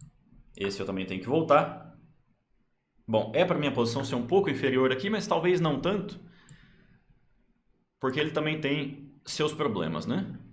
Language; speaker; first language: Portuguese; native; Portuguese